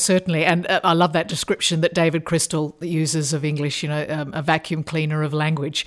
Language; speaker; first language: English; native; English